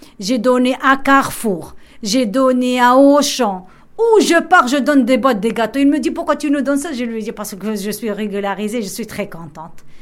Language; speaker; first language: French; non-native, local second language; Arabic